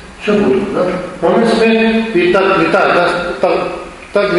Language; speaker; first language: Russian; non-native, learner; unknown